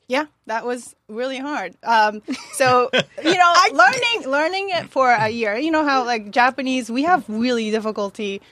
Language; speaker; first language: English; non-native, fluent; Japanese